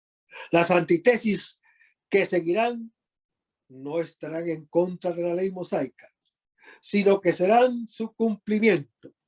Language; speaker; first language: Spanish; native; Spanish